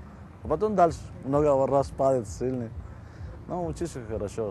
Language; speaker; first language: Russian; non-native, learner; Spanish